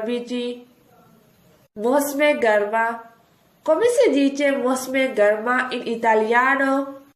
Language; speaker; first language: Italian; non-native, fluent; Urdu